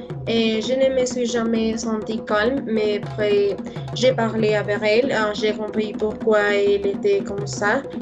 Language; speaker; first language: French; non-native, learner; Spanish